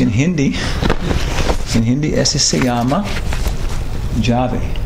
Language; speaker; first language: Spanish; non-native, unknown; English